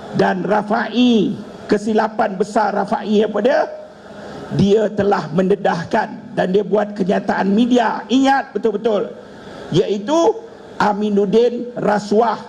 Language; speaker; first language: Malay; native; Malay